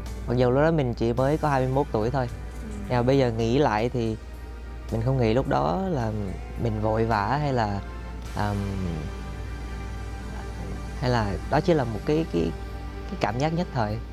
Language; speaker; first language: Vietnamese; early bilingual, heritage; Vietnamese